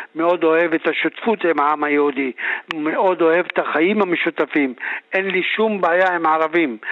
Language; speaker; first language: Hebrew; non-native, local second language; Arabic